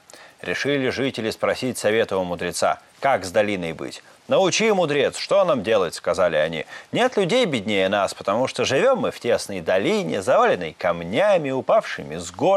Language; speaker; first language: Russian; native; Russian